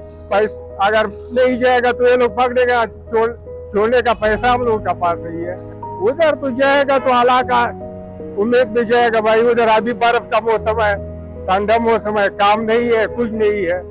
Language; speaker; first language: Hindi; non-native, local second language; Pashto